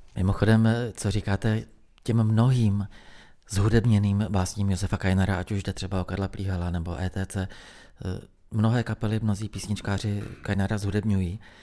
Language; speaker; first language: Czech; native; Czech